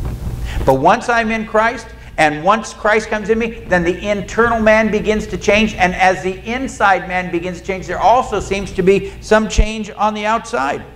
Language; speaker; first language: English; native; English